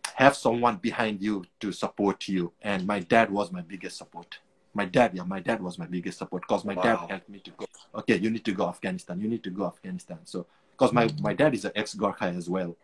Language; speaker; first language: English; non-native, local second language; Nepali